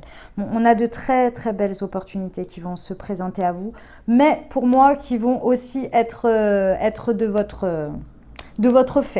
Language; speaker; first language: French; native; French